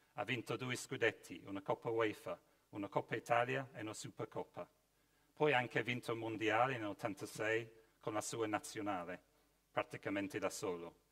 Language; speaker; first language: Italian; non-native, fluent; English